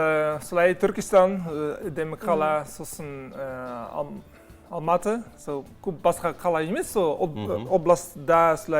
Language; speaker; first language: Kazakh; non-native, learner; Dutch